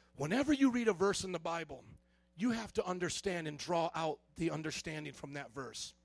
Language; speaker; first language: English; native; English